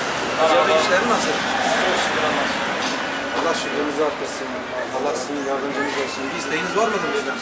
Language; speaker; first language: Turkish; native; Turkish